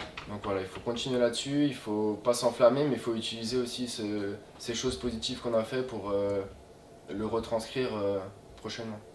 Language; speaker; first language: French; native; French